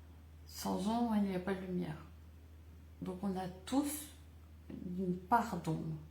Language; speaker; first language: French; native; French